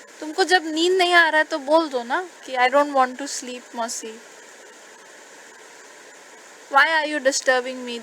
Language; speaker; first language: Hindi; native; Hindi